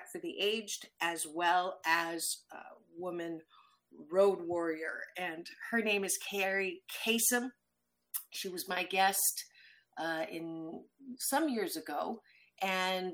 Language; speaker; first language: English; native; English